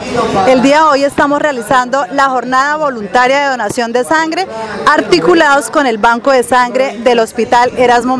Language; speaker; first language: Spanish; native; Spanish